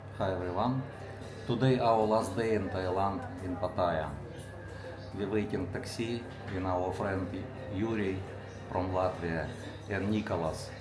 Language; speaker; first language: English; non-native, learner; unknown